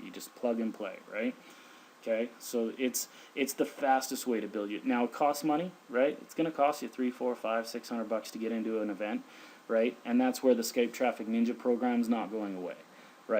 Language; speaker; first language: English; native; English